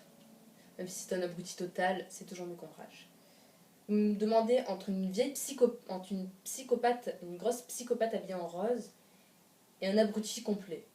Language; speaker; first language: French; native; French